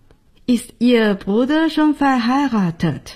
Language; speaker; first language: German; non-native, fluent; Chinese